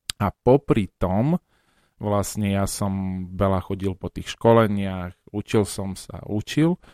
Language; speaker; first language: Slovak; native; Slovak